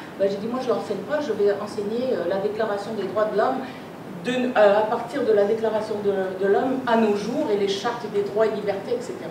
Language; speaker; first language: French; native; French